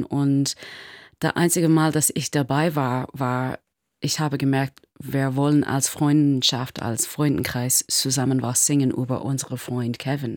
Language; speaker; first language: German; non-native, learner; English